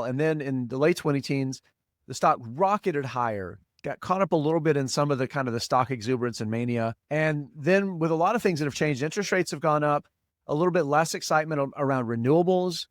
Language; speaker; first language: English; native; English